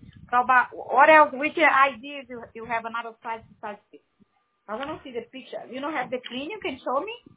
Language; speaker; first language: English; non-native, learner; Portuguese